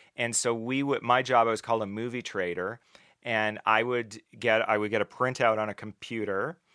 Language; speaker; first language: English; native; English